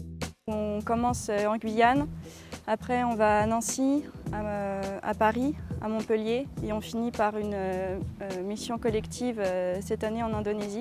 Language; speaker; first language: French; native; French